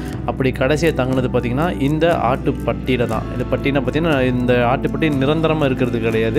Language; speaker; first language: Tamil; native; Tamil